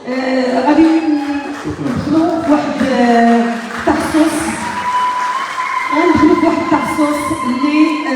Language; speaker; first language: Arabic; native; Arabic